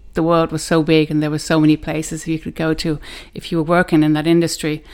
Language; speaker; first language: English; non-native, fluent; German